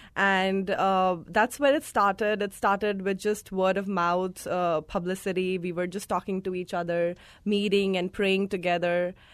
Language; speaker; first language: English; non-native, local second language; Hindi